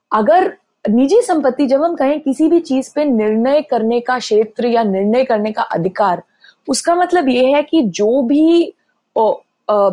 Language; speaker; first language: Hindi; native; Hindi